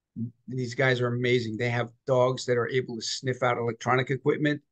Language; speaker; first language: English; native; English